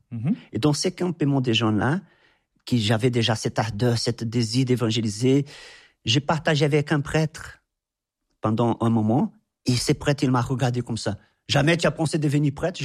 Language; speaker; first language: French; non-native, fluent; Portuguese